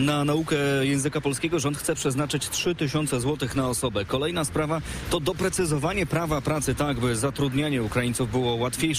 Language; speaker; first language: Polish; native; Polish